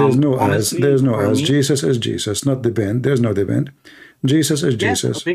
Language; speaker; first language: English; non-native, fluent; Arabic